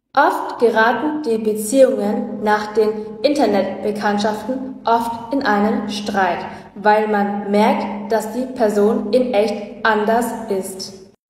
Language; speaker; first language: German; non-native, fluent; Vietnamese